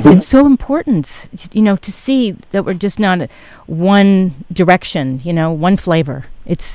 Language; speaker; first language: English; native; English